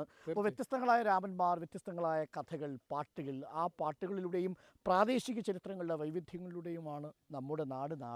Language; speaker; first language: Malayalam; native; Malayalam